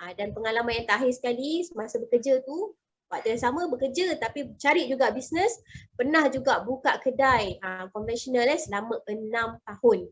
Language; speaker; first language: Malay; native; Malay